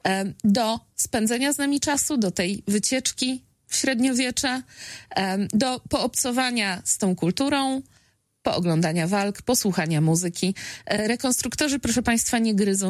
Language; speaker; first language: Polish; native; Polish